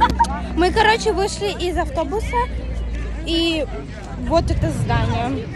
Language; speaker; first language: Russian; early bilingual, heritage; Russian